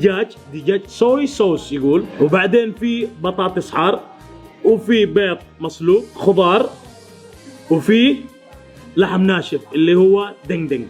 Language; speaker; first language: Arabic; native; Arabic